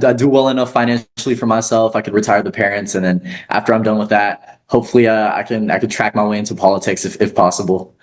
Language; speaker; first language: English; early bilingual, other home language; Kazakh